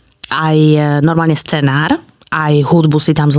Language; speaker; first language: Slovak; native; Slovak